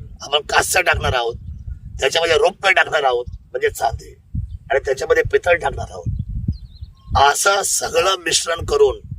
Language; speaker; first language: Marathi; native; Marathi